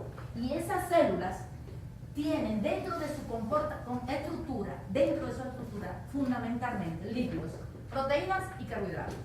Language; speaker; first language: Spanish; native; Spanish